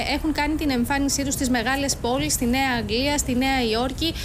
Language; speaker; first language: Greek; native; Greek